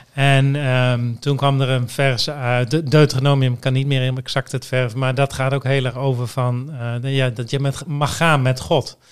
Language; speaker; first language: Dutch; native; Dutch